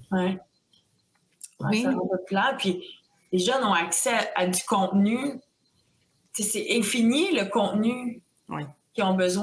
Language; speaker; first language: French; native; French